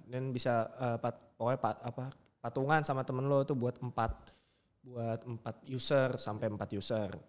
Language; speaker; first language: Indonesian; native; Indonesian